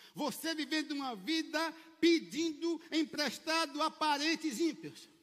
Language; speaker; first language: Portuguese; native; Portuguese